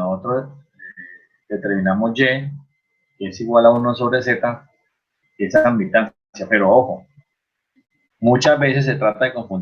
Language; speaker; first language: Spanish; native; Spanish